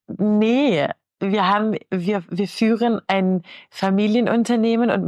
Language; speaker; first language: German; native; German